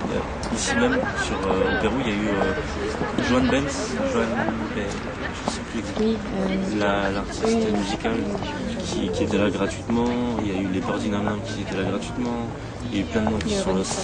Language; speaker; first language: French; native; French